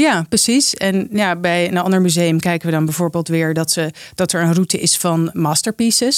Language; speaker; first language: Dutch; native; Dutch